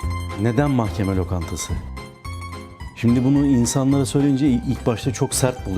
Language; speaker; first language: Turkish; native; Turkish